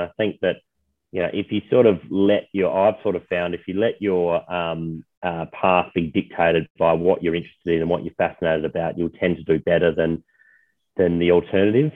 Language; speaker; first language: English; native; English